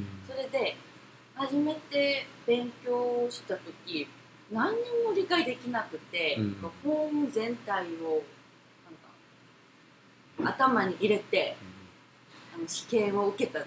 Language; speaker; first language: Japanese; non-native, fluent; Korean